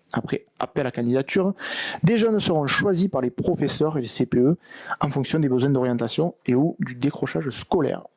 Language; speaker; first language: French; native; French